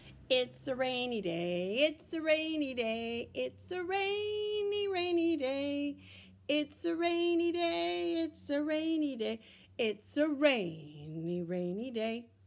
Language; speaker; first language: English; native; English